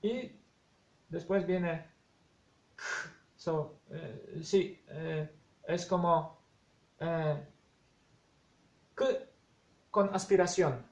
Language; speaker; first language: Spanish; non-native, fluent; Polish